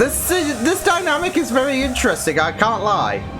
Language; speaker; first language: English; native; English